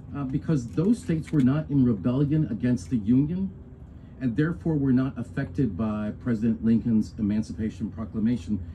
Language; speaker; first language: English; native; English